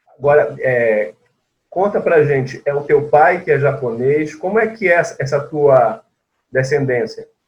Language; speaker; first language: Portuguese; native; Portuguese